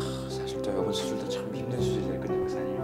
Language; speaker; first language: Korean; native; Korean